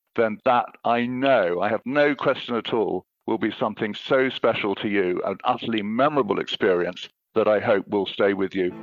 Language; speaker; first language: English; native; English